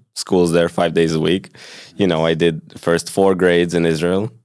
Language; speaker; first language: English; early bilingual, other home language; Hebrew